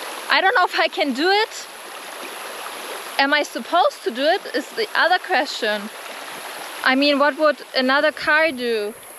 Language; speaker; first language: English; non-native, fluent; German